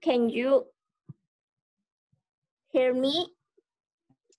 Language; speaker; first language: English; non-native, learner; Indonesian